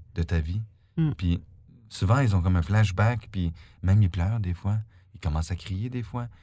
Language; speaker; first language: French; native; French